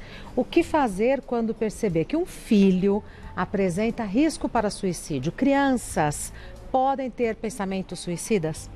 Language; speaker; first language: Portuguese; native; Portuguese